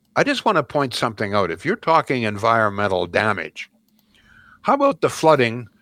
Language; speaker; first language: English; native; English